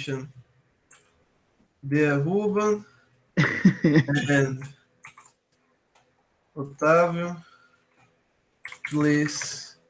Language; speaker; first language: English; non-native, learner; Portuguese